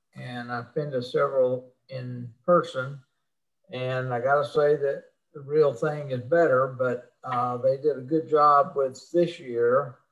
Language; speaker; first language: English; native; English